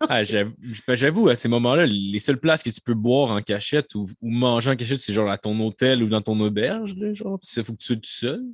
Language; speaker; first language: French; native; French